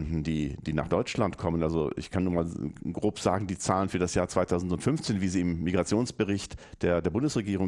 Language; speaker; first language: German; native; German